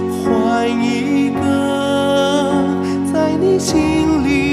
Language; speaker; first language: Chinese; native; Chinese